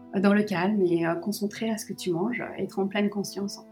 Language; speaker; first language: French; early bilingual, other home language; Sinhala